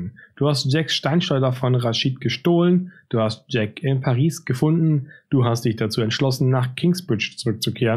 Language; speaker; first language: German; native; German